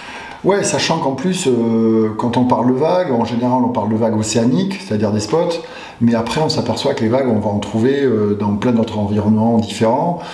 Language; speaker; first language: French; native; French